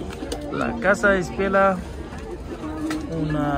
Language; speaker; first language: Spanish; non-native, learner; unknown